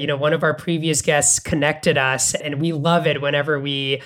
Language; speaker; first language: English; non-native, local second language; Bangla